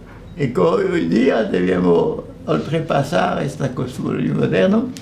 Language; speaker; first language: Spanish; non-native, fluent; French